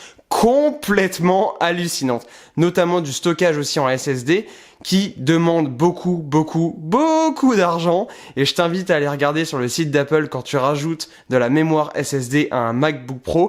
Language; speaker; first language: French; native; French